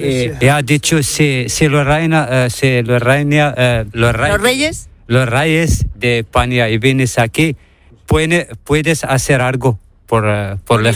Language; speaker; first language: Spanish; non-native, learner; Arabic